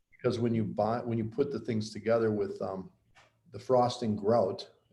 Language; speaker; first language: English; native; English